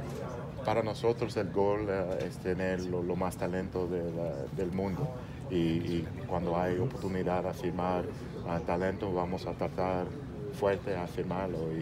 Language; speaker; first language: Spanish; non-native, learner; English